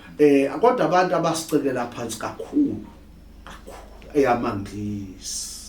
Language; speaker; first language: Zulu; native; Zulu